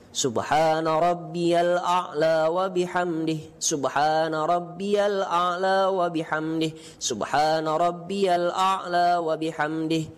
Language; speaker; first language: Arabic; non-native, fluent; Indonesian